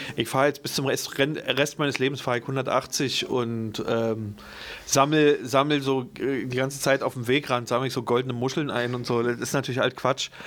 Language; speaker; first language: German; native; German